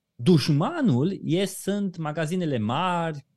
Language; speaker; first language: Romanian; native; Romanian